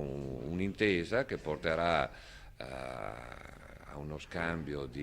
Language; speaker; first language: Italian; native; Italian